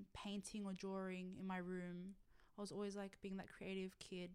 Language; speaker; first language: English; non-native, local second language; Arabic